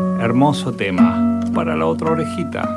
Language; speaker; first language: Spanish; native; Spanish